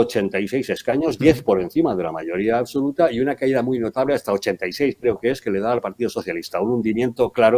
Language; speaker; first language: Spanish; native; Spanish